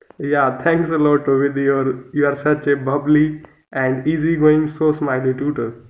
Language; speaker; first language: English; non-native, local second language; Hindi